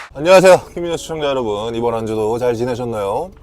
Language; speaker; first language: Korean; native; Korean